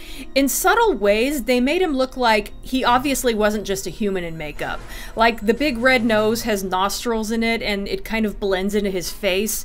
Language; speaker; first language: English; native; English